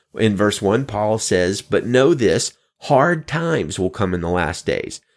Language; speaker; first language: English; native; English